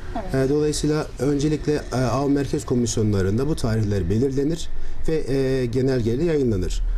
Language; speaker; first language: Turkish; native; Turkish